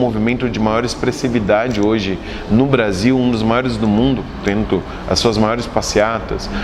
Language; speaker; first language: Portuguese; native; Portuguese